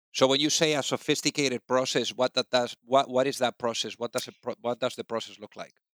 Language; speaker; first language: English; non-native, fluent; Spanish